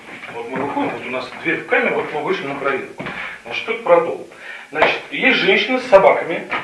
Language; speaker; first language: Russian; native; Russian